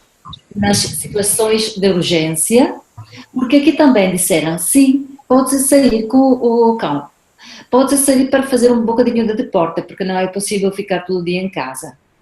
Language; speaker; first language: Portuguese; non-native, fluent; Spanish